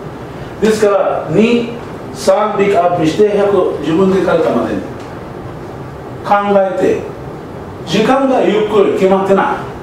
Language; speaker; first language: Japanese; non-native, learner; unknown